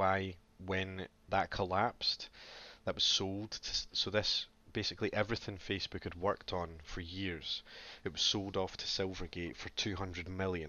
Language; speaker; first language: English; native; English